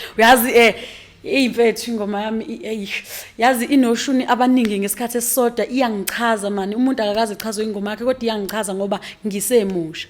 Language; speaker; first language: Zulu; native; Zulu